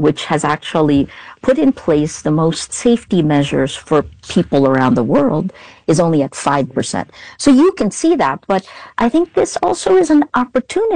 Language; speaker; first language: English; non-native, local second language; Filipino